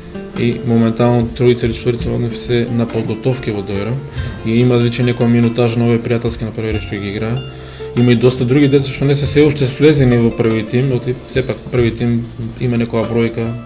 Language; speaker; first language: Macedonian; native; Macedonian